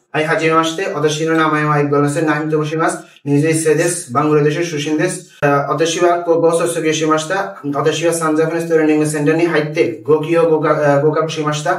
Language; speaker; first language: Japanese; non-native, learner; Bangla